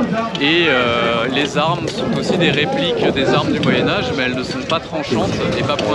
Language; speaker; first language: French; native; French